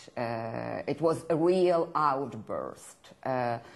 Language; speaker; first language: English; non-native, fluent; Ukrainian